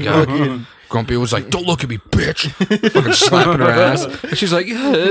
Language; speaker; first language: English; native; English